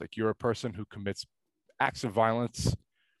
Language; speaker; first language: English; native; English